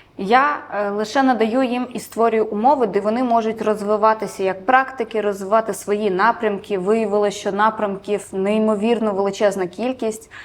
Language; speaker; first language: Ukrainian; non-native, local second language; Romanian